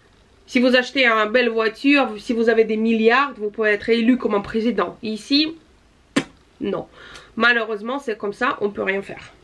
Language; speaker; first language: French; non-native, fluent; Russian